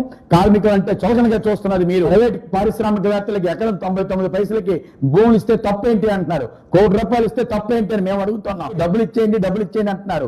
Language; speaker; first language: Telugu; native; Telugu